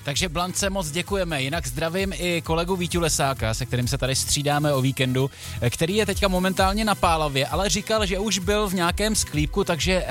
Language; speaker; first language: Czech; native; Czech